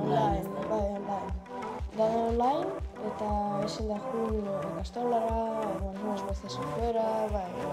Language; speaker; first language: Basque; non-native, learner; Ukrainian